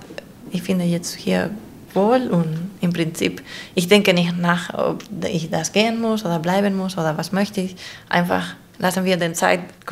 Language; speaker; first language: German; non-native, fluent; Spanish